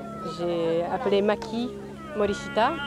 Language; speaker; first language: French; non-native, fluent; Japanese